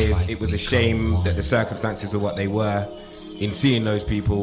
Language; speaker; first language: English; native; English